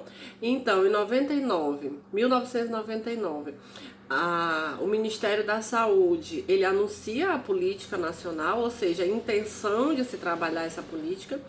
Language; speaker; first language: Portuguese; native; Portuguese